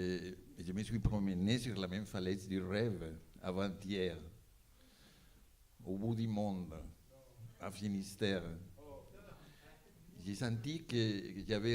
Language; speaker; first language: French; non-native, fluent; Spanish